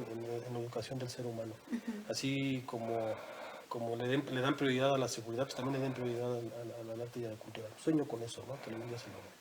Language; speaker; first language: Spanish; native; Spanish